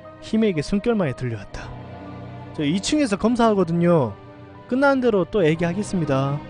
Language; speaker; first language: Korean; native; Korean